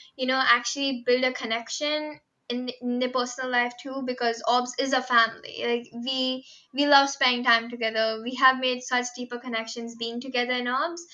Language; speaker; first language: English; non-native, local second language; Hindi